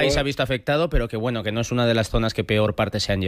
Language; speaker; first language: Spanish; native; Spanish